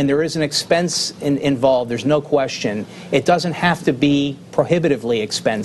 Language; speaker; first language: English; native; English